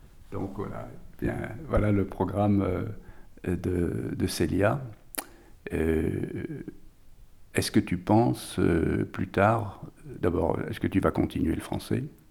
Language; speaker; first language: French; native; French